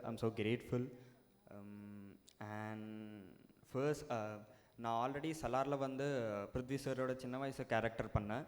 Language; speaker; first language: Tamil; non-native, learner; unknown